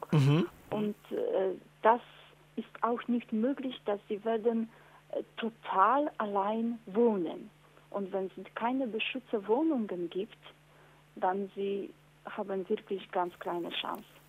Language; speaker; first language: German; non-native, learner; Polish